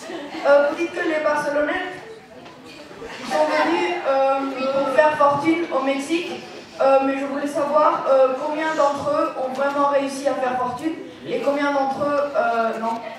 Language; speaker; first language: French; non-native, fluent; Spanish